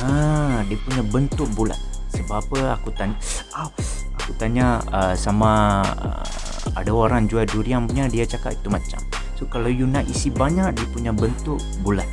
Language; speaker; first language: Malay; native; Malay